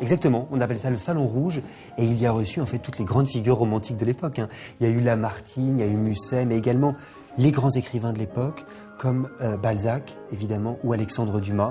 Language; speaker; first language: French; native; French